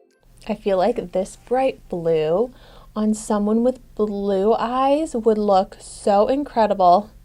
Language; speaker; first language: English; native; English